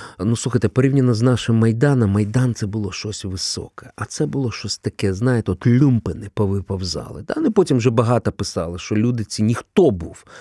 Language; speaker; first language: Ukrainian; non-native, local second language; Russian